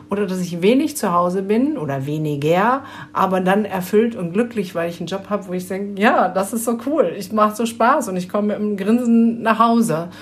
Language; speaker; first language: German; native; German